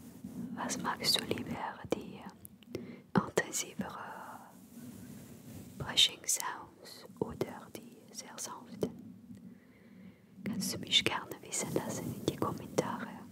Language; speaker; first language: German; non-native, fluent; French